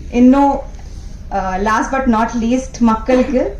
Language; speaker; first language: Tamil; non-native, learner; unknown